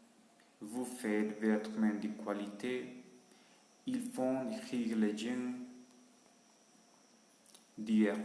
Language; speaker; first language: French; non-native, learner; Spanish